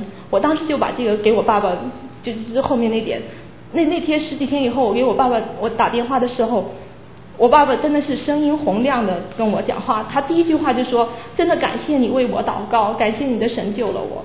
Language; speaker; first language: Chinese; native; Chinese